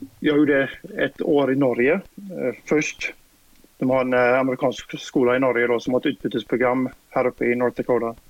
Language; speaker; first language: Swedish; native; Swedish